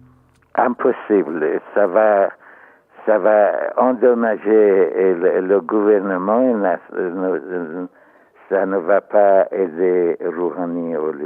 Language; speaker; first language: French; non-native, learner; Persian